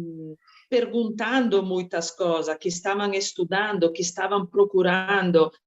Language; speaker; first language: Portuguese; non-native, fluent; Italian